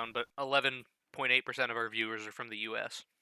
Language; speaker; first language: English; native; English